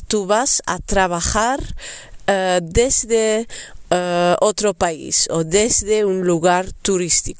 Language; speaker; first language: Spanish; non-native, fluent; Dutch